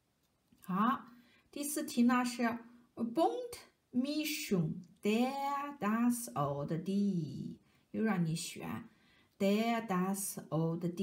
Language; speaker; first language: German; non-native, fluent; Chinese